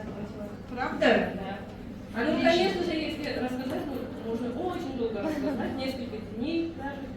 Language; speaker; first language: Russian; non-native, fluent; Armenian